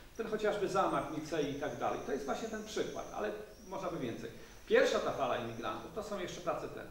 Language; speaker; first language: Polish; native; Polish